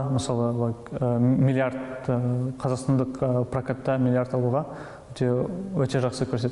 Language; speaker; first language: Kazakh; non-native, local second language; Russian